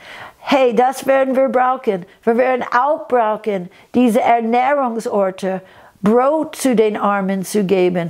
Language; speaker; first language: German; non-native, fluent; English